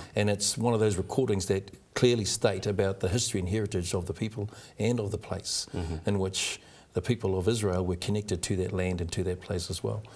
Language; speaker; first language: English; native; English